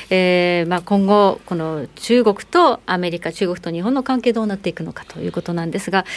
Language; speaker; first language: Japanese; native; Japanese